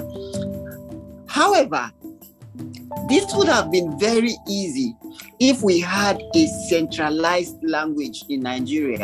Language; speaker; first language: English; non-native, local second language; Ibibio